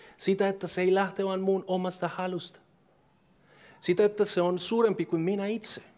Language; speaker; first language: Finnish; non-native, fluent; English